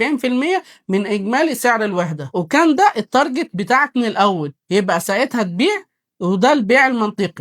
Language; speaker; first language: Arabic; native; Arabic